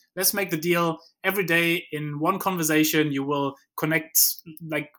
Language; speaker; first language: English; non-native, fluent; German